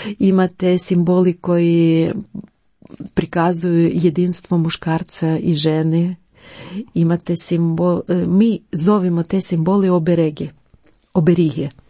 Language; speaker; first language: Croatian; non-native, fluent; Ukrainian